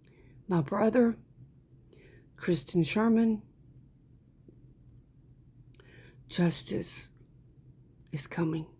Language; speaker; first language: English; native; English